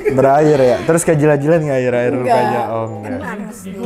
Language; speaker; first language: Indonesian; native; Indonesian